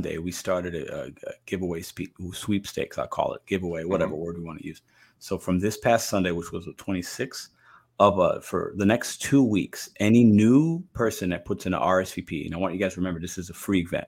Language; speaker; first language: English; native; English